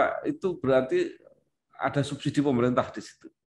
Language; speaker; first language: Indonesian; native; Indonesian